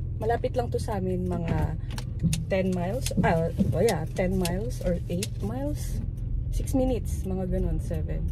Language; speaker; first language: Filipino; native; Filipino